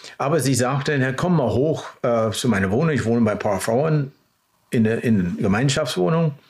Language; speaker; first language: German; non-native, fluent; English